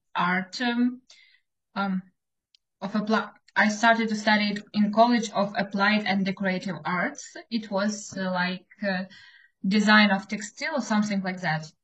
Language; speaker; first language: English; non-native, fluent; Ukrainian